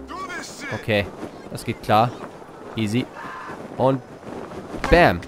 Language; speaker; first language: German; native; German